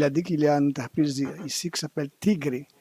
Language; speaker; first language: French; non-native, learner; Portuguese